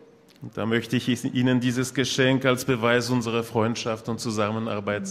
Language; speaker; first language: German; non-native, local second language; French